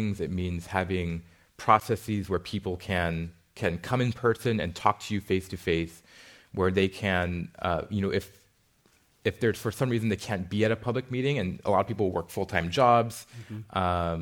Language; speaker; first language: English; native; English